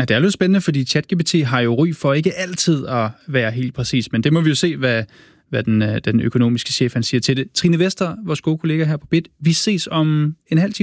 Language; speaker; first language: Danish; native; Danish